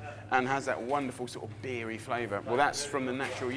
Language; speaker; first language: English; native; English